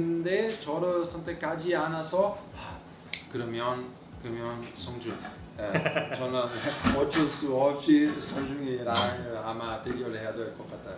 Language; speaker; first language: Korean; non-native, learner; Italian